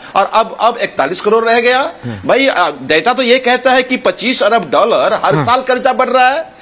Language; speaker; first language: Hindi; native; Hindi